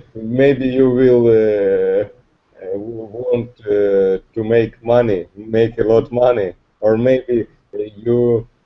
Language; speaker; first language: English; non-native, learner; Russian